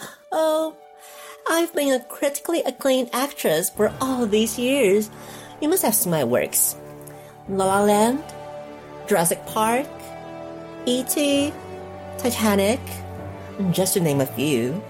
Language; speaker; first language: English; non-native, fluent; Chinese